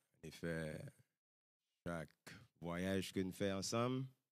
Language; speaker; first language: French; native; French